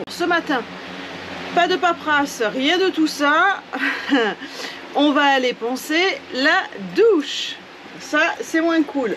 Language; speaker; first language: French; native; French